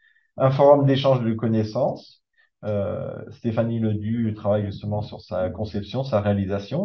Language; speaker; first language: French; native; French